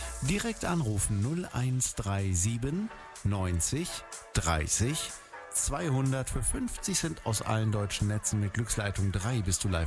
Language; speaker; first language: German; native; German